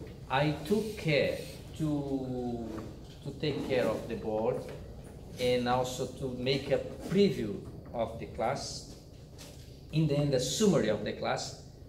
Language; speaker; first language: English; non-native, fluent; Portuguese